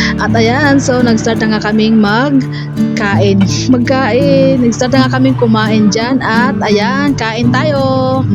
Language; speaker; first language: Filipino; non-native, local second language; Cebuano